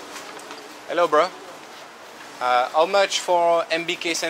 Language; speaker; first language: English; non-native, learner; French